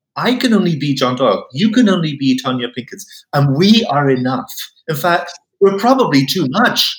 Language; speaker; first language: English; native; English